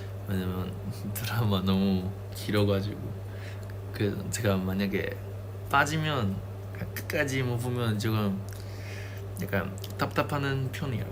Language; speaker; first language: Korean; non-native, fluent; Chinese